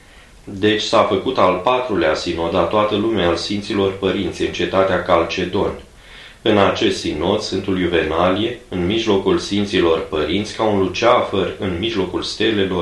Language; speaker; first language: Romanian; native; Romanian